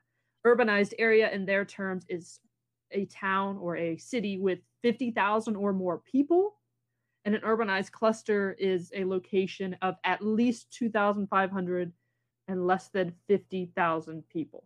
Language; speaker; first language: English; native; English